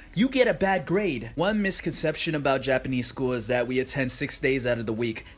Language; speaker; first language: English; early bilingual, other home language; Japanese